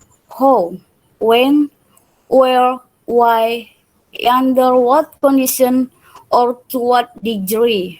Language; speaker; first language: English; non-native, learner; Indonesian